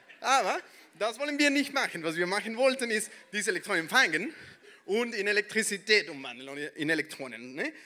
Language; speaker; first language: German; non-native, fluent; Spanish